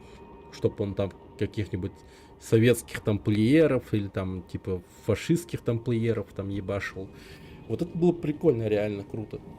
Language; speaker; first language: Russian; native; Russian